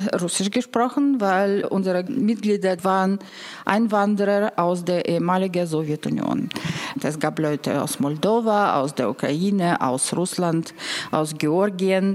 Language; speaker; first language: German; non-native, fluent; Russian